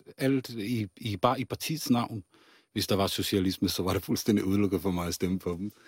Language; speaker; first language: Danish; non-native, fluent; Czech